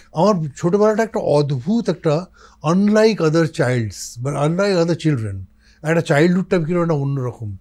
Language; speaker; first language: Bangla; non-native, local second language; Rajasthani